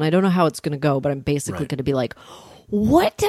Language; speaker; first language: English; native; English